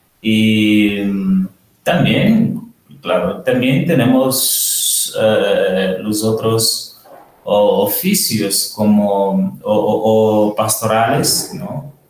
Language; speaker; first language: Spanish; non-native, learner; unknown